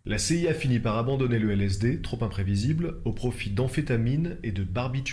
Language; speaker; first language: French; native; French